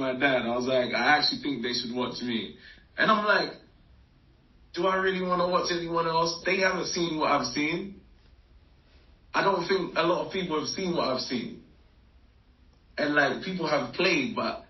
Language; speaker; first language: English; native; English